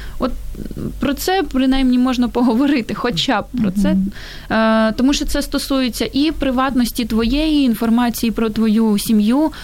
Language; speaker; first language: Ukrainian; native; Ukrainian